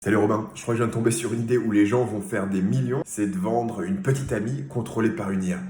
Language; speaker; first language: French; native; French